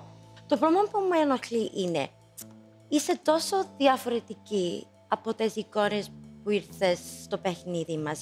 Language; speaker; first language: Greek; early bilingual, heritage; English